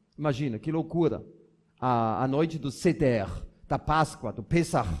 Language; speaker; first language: Portuguese; non-native, fluent; German